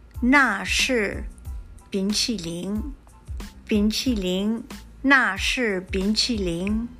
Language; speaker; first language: Chinese; non-native, fluent; English